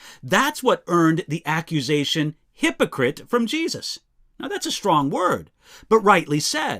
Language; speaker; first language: English; native; English